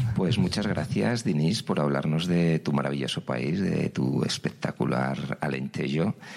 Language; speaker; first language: Spanish; native; Spanish